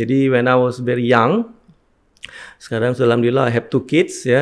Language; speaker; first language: English; non-native, fluent; Indonesian